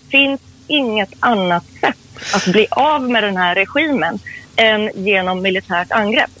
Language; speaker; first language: Swedish; early bilingual, other home language; Persian